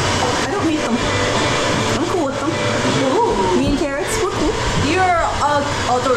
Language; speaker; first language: English; non-native, learner; Korean